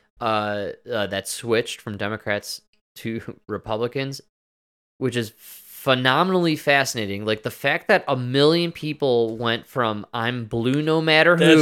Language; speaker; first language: English; native; English